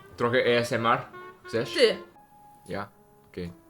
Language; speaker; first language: Polish; non-native, learner; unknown